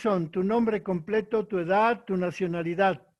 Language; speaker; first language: Spanish; native; Spanish